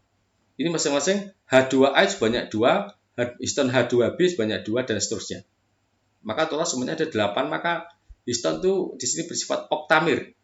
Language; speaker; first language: Indonesian; native; Indonesian